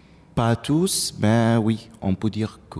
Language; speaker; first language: French; non-native, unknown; Arabic